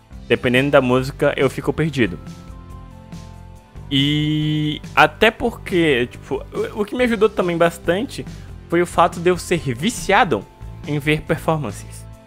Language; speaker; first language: Portuguese; native; Portuguese